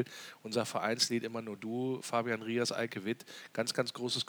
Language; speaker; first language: German; native; German